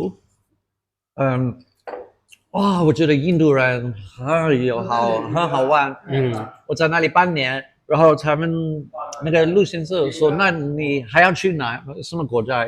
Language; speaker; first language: Chinese; non-native, fluent; English